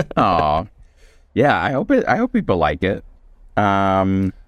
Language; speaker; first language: English; native; English